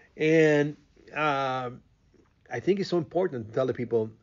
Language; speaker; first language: English; non-native, fluent; Spanish